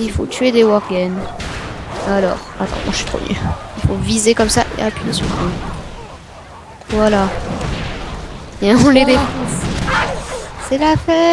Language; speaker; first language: French; native; French